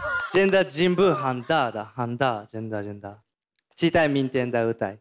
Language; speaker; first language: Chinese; non-native, fluent; Korean